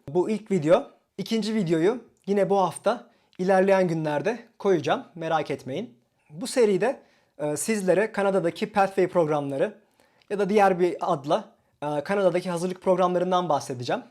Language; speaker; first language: Turkish; native; Turkish